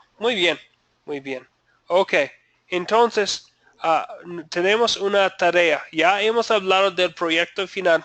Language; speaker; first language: Spanish; non-native, fluent; English